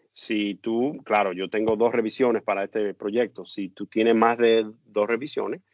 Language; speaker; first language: Spanish; native; Spanish